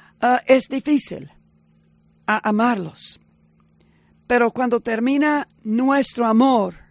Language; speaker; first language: Spanish; early bilingual, heritage; Spanish